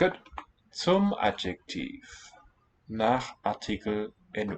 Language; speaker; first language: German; non-native, learner; English